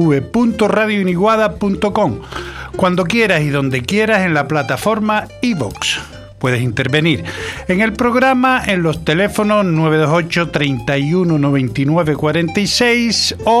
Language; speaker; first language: Spanish; native; Spanish